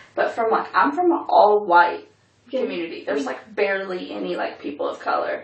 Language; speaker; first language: English; native; English